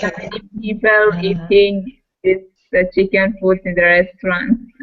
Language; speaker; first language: English; non-native, learner; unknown